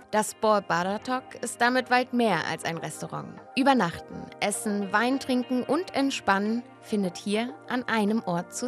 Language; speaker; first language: German; native; German